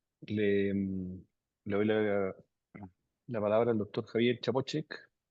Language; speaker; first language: Spanish; native; Spanish